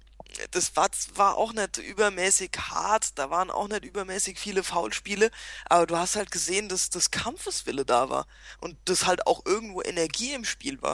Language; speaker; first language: German; native; German